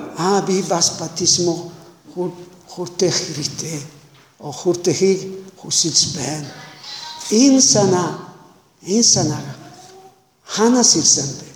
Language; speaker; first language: Mongolian; non-native, learner; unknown